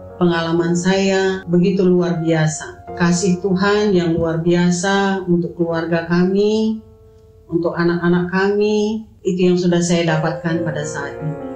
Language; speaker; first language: Indonesian; native; Indonesian